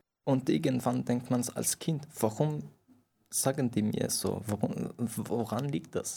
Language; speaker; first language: German; non-native, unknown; Persian